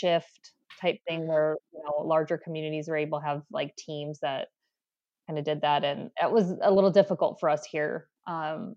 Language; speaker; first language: English; native; English